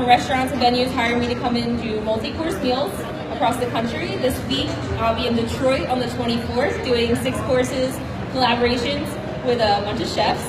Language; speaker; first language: English; native; English